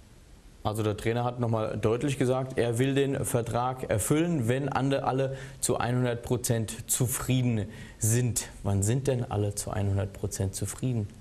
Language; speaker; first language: German; native; German